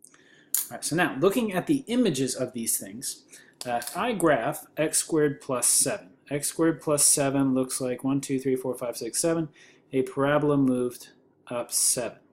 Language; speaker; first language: English; native; English